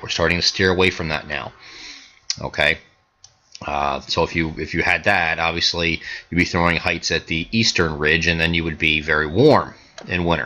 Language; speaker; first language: English; native; English